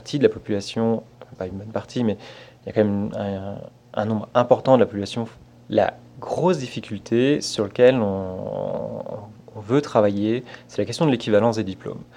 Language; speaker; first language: French; native; French